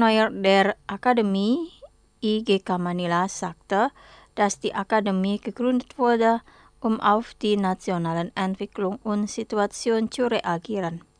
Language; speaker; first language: German; non-native, fluent; Indonesian